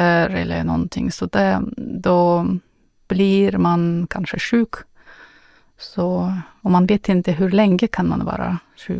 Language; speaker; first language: Swedish; non-native, fluent; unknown